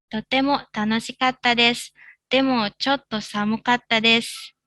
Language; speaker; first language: Japanese; non-native, fluent; Indonesian